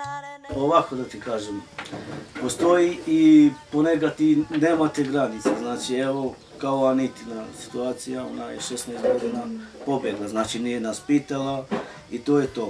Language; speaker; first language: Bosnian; non-native, local second language; Romany